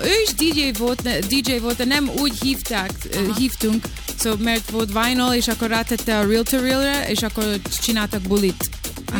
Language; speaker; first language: Hungarian; early bilingual, heritage; Hungarian